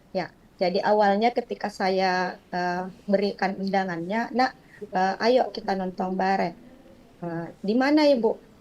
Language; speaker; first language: Indonesian; non-native, local second language; Buginese